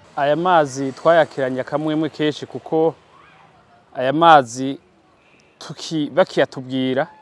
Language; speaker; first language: Rundi; native; Rundi